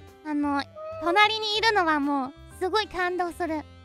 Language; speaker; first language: Japanese; non-native, fluent; German